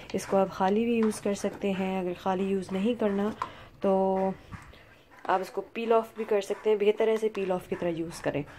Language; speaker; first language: Urdu; native; Urdu